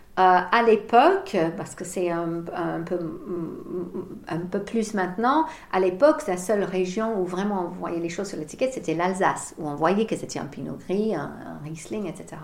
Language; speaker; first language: French; non-native, fluent; English